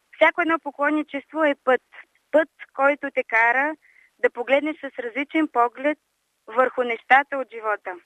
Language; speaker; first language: Bulgarian; native; Bulgarian